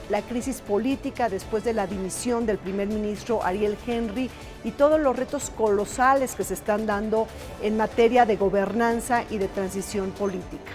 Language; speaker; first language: Spanish; native; Spanish